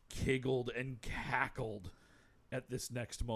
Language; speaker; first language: English; native; English